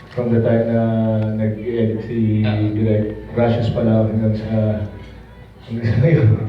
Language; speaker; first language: Filipino; native; Filipino